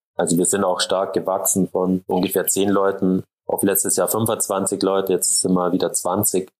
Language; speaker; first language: German; native; German